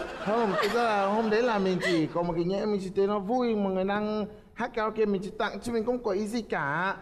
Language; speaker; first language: Vietnamese; non-native, fluent; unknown